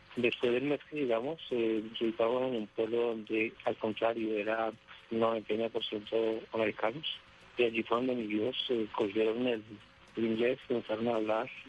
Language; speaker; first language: Spanish; native; Spanish